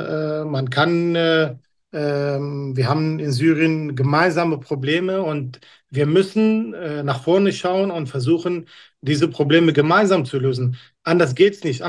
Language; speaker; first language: German; non-native, fluent; Kurdish